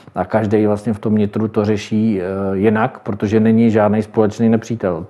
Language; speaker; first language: Czech; native; Czech